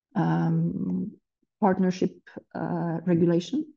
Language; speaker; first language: English; non-native, fluent; Polish